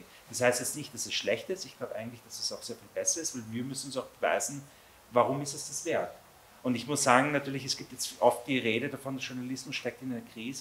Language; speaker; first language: German; native; German